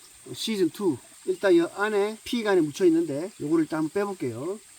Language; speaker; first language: Korean; native; Korean